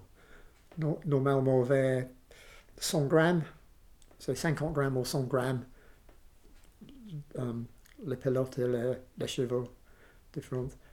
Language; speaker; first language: French; non-native, learner; English